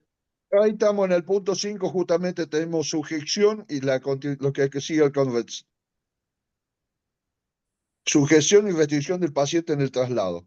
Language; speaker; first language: Spanish; native; Spanish